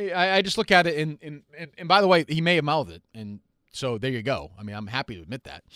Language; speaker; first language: English; native; English